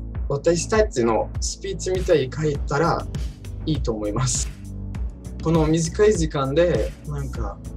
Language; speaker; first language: Japanese; non-native, learner; Turkish